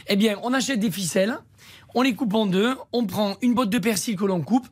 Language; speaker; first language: French; native; French